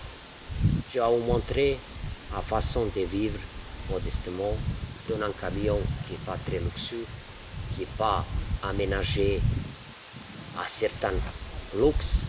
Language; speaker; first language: French; non-native, learner; Serbian